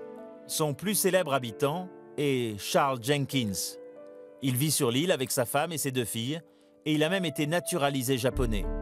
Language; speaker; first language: French; native; French